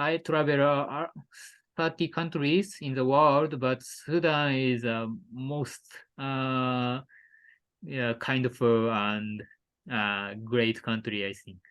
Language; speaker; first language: English; non-native, learner; Japanese